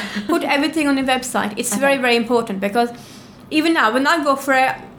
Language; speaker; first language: English; non-native, fluent; Norwegian